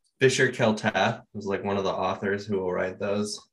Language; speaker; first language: English; native; English